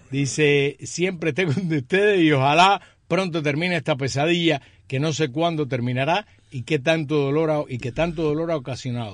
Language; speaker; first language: Spanish; native; Spanish